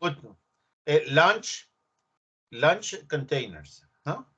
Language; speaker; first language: English; non-native, learner; Spanish